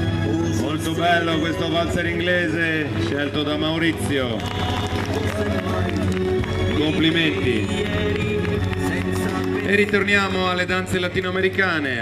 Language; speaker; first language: Italian; native; Italian